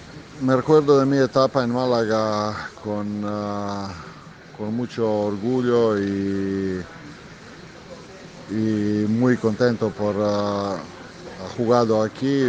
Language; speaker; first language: Spanish; non-native, learner; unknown